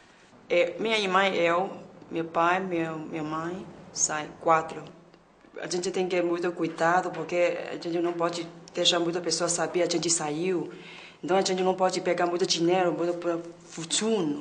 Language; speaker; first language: Portuguese; non-native, learner; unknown